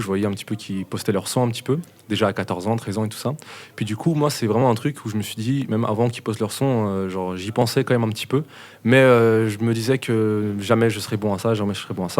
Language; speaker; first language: French; native; French